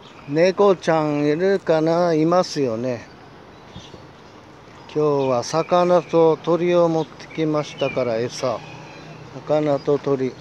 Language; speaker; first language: Japanese; native; Japanese